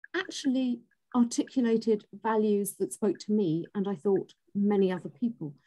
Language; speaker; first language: English; native; English